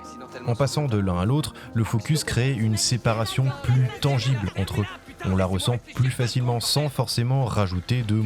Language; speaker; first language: French; native; French